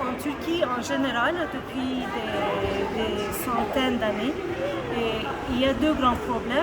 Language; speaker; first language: French; non-native, fluent; Turkish